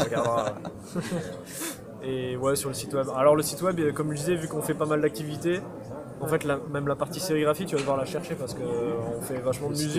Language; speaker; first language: French; native; French